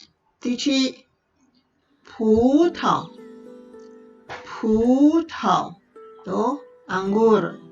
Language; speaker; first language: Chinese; non-native, fluent; Indonesian